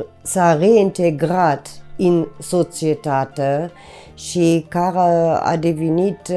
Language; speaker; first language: Romanian; non-native, fluent; German